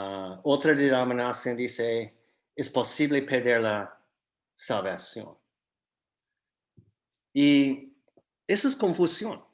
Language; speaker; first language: Spanish; non-native, fluent; English